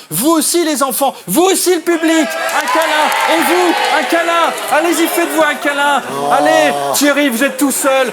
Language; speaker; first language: French; native; French